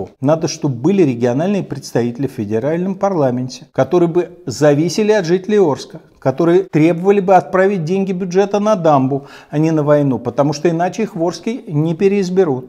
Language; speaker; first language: Russian; native; Russian